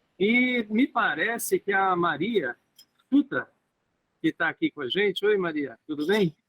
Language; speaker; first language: Portuguese; native; Portuguese